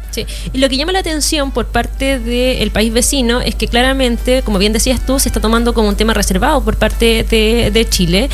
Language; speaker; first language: Spanish; native; Spanish